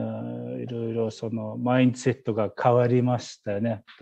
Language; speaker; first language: Japanese; non-native, fluent; Mongolian